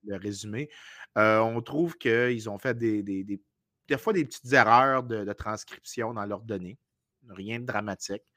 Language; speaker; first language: French; native; French